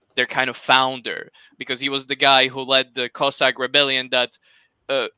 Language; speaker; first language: English; non-native, fluent; Slovak